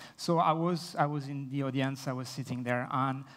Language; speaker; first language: English; non-native, fluent; French